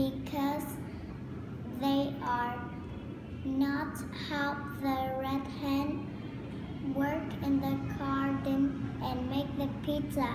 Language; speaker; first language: English; non-native, learner; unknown